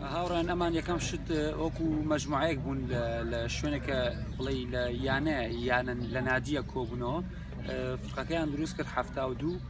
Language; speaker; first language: Central Kurdish; early bilingual, other home language; Kurdish